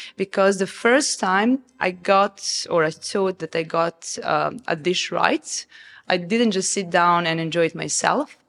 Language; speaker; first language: English; non-native, fluent; Serbian